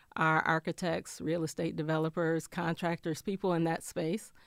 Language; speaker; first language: English; native; English